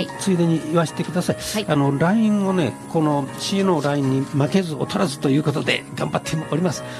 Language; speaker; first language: Japanese; native; Japanese